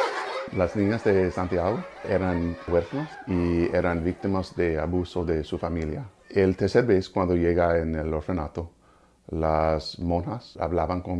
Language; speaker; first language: Spanish; non-native, learner; English